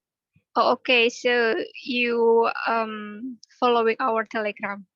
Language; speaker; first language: English; non-native, learner; Indonesian